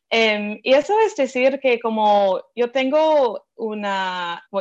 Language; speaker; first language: Spanish; non-native, fluent; English